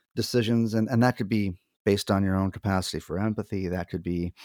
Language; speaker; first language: English; native; English